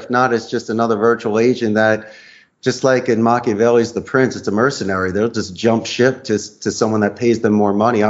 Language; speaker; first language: English; native; English